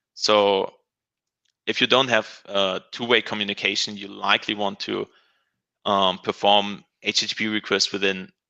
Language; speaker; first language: English; non-native, fluent; German